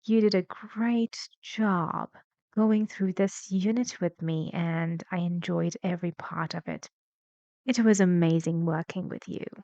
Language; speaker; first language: English; non-native, fluent; Persian